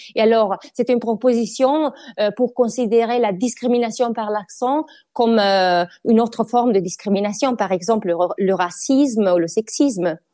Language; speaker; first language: French; non-native, fluent; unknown